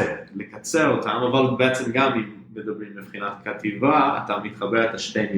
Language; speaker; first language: Hebrew; non-native, fluent; English